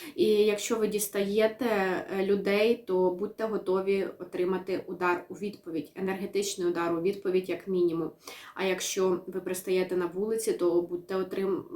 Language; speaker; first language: Ukrainian; non-native, local second language; Russian